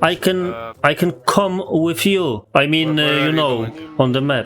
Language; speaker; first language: English; non-native, learner; Polish